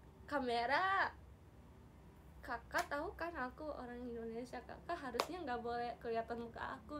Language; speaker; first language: Indonesian; non-native, fluent; Japanese